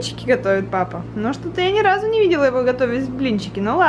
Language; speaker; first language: Russian; native; Russian